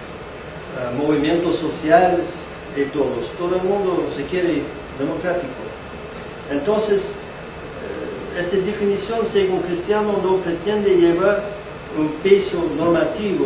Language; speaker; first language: Spanish; non-native, fluent; English